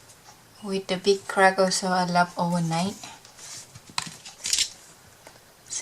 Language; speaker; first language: English; non-native, learner; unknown